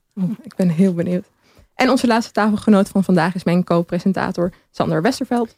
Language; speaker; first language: Dutch; native; Dutch